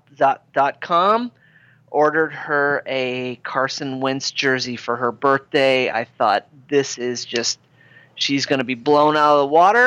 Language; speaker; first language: English; native; English